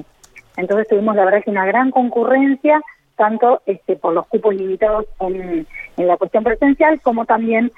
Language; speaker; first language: Spanish; native; Spanish